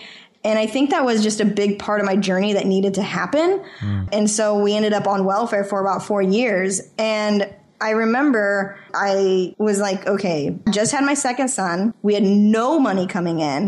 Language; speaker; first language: English; native; English